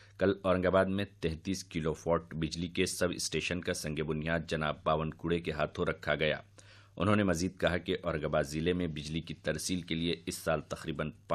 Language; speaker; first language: Urdu; native; Urdu